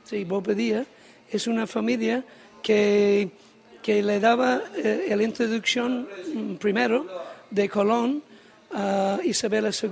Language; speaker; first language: Spanish; non-native, learner; English